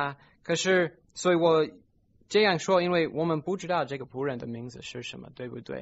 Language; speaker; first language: Chinese; non-native, fluent; English